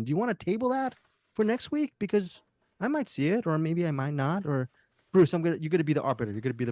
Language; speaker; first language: English; native; English